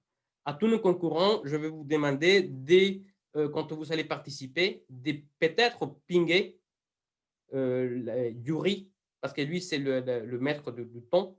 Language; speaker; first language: French; non-native, fluent; Spanish